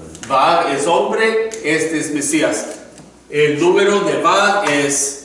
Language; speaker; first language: Spanish; non-native, learner; English